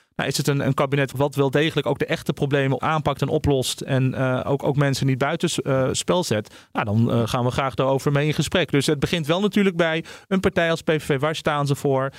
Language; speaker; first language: Dutch; early bilingual, other home language; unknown